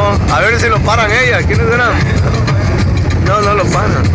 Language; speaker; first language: Spanish; native; Spanish